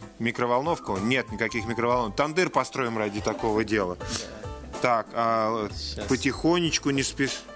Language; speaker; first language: Russian; native; Russian